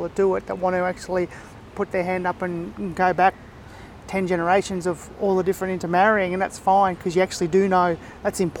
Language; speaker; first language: English; native; English